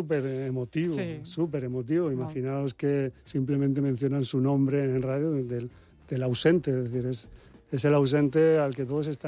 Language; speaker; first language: Spanish; native; Spanish